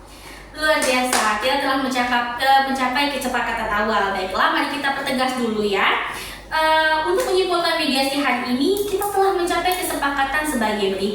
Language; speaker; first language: Indonesian; native; Indonesian